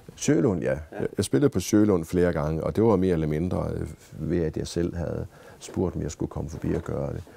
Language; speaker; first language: Danish; native; Danish